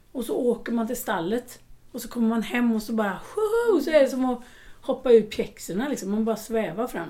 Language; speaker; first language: Swedish; native; Swedish